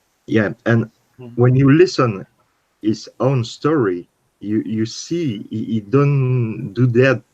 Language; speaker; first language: English; non-native, learner; French